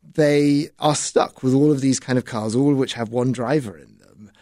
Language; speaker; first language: English; native; English